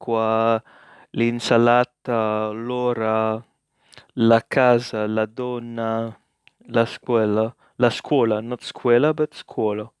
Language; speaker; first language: Italian; non-native, learner; English